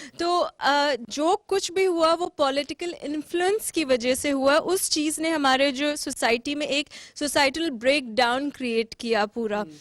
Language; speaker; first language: Urdu; non-native, local second language; Baluchi